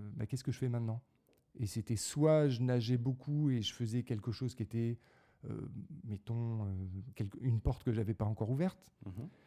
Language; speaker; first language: French; native; French